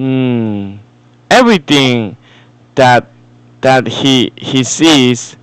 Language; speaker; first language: English; non-native, fluent; Korean